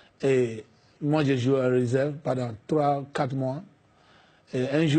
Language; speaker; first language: French; non-native, fluent; English